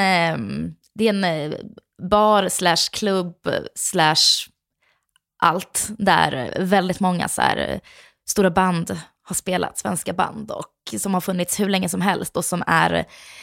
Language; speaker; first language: Swedish; native; Swedish